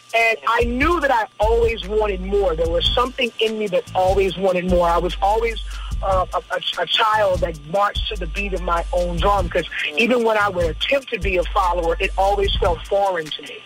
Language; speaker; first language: English; native; English